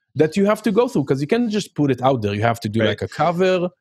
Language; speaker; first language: English; non-native, fluent; Hebrew